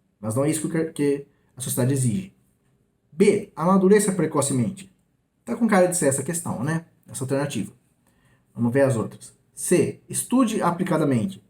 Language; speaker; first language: Portuguese; native; Portuguese